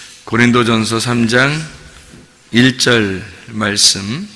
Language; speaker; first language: Korean; native; Korean